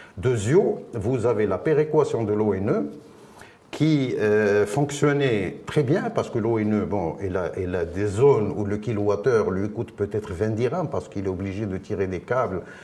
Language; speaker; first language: French; non-native, local second language; Arabic